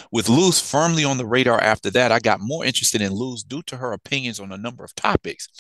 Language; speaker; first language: English; native; English